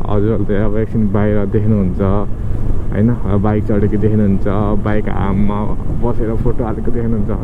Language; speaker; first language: Nepali; native; Nepali